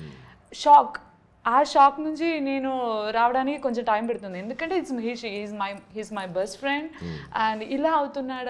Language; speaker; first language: Telugu; non-native, learner; Malayalam